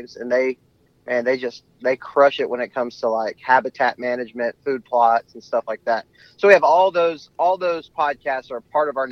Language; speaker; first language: English; native; English